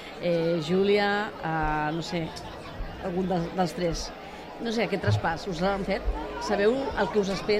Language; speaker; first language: Catalan; native; Catalan